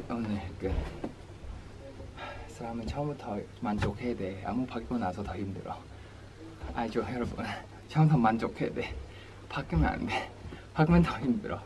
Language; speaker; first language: Korean; non-native, fluent; Thai